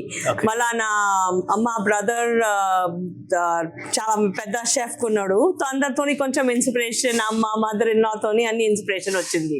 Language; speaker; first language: Telugu; non-native, local second language; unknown